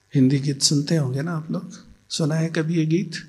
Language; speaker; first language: Hindi; native; Hindi